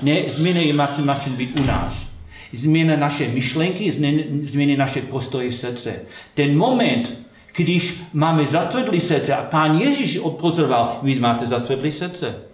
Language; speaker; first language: Czech; non-native, fluent; Slovak